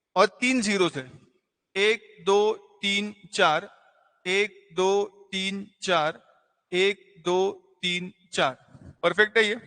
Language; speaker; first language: Hindi; non-native, local second language; Marathi